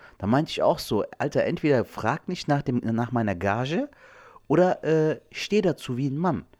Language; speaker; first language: German; early bilingual, other home language; Turkish